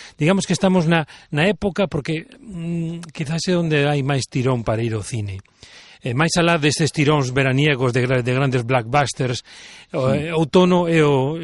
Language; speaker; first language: Galician; native; Galician